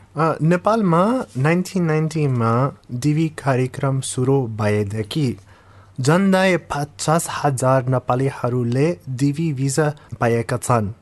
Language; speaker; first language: Nepali; non-native, fluent; English